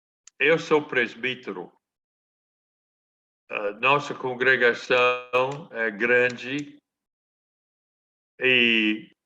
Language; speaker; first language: Portuguese; non-native, fluent; English